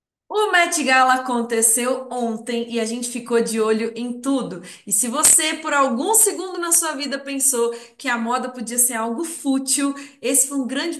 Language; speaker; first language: Portuguese; native; Portuguese